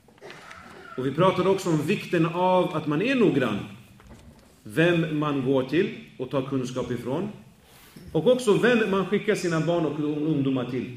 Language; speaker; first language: Swedish; native; Swedish